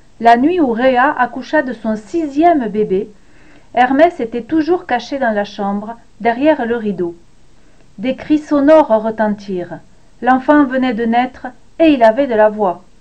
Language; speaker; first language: French; native; French